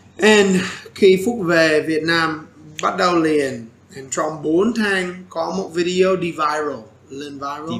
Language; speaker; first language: Vietnamese; non-native, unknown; English